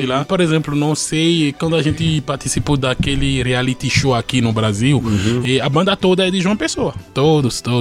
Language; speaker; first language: Portuguese; non-native, fluent; Fon